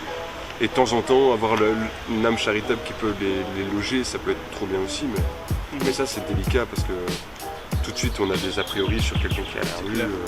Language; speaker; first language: French; native; French